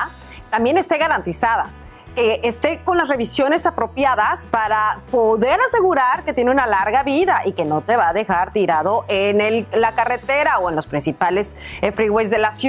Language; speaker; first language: Spanish; native; Spanish